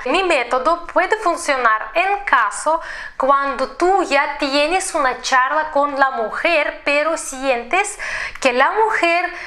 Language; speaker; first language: Spanish; non-native, fluent; Russian